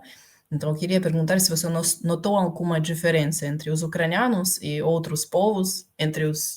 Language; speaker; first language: Portuguese; non-native, fluent; Ukrainian